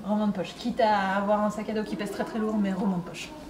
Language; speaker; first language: French; native; French